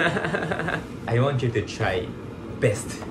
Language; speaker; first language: English; non-native, learner; Japanese